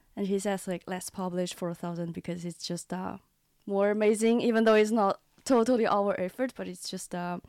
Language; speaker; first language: English; non-native, learner; Chinese